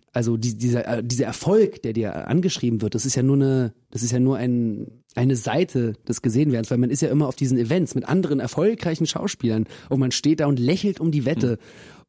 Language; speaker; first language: German; early bilingual, other home language; Russian